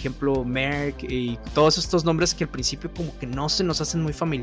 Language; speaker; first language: Spanish; native; Spanish